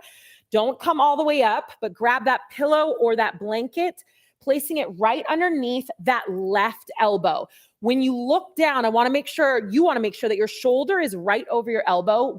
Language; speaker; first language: English; native; English